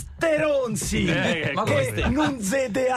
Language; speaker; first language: Italian; native; Italian